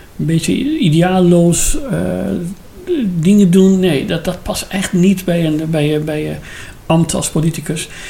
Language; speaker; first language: Dutch; non-native, fluent; Persian